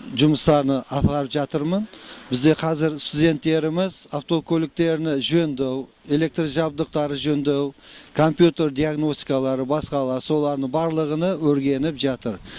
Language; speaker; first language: Kazakh; non-native, local second language; Uzbek